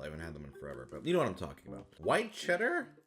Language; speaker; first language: English; native; English